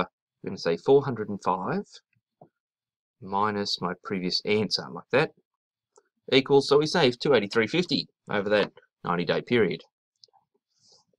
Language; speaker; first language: English; native; English